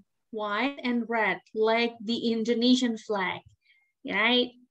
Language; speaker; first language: English; non-native, fluent; Indonesian